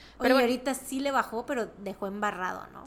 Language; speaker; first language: Spanish; native; Spanish